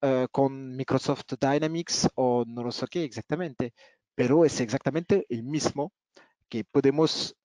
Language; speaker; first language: Spanish; non-native, fluent; French